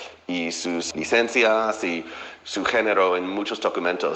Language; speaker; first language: Spanish; non-native, fluent; English